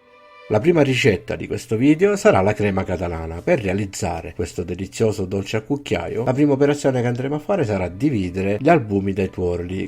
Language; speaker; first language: Italian; native; Italian